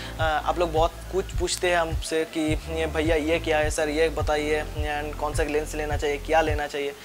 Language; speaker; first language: Hindi; non-native, local second language; Bangla